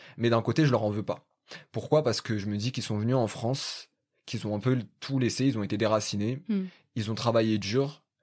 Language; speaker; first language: French; early bilingual, other home language; Arabic